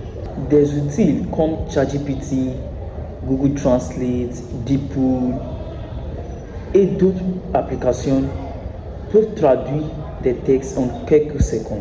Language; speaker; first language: French; non-native, learner; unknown